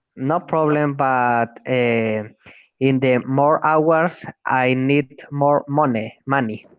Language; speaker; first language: English; non-native, learner; Spanish